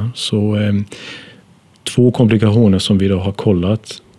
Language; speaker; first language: Swedish; non-native, fluent; German